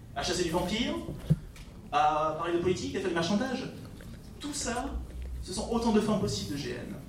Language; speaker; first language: French; non-native, fluent; Dutch